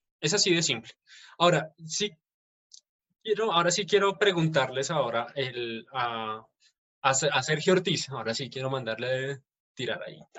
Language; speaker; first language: Spanish; native; Spanish